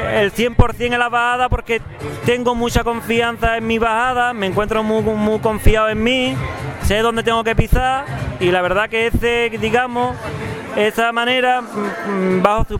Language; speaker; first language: Spanish; native; Spanish